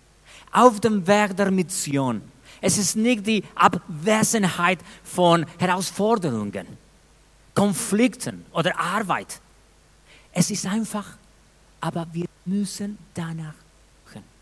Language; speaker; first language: German; non-native, fluent; Spanish